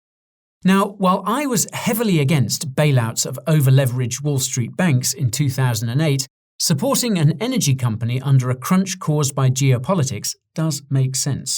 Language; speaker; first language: English; native; English